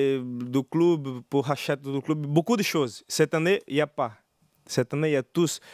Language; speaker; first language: French; non-native, learner; Portuguese